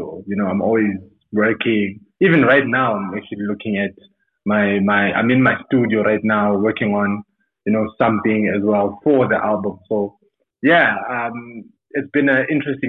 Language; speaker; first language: English; non-native, local second language; Tsonga